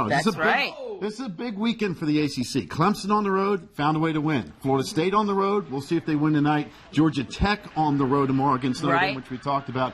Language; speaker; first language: English; native; English